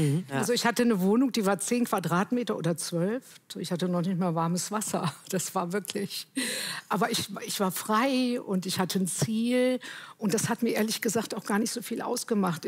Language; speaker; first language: German; native; German